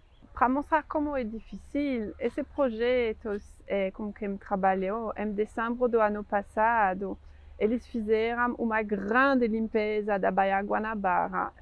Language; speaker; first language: Portuguese; non-native, fluent; French